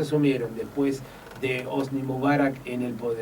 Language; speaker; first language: Spanish; native; Spanish